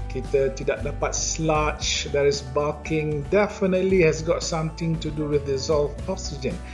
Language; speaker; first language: English; non-native, local second language; Malay